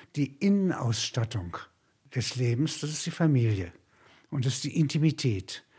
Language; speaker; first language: German; native; German